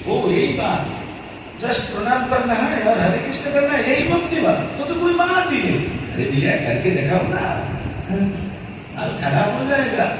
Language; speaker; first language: Hindi; non-native, local second language; Bangla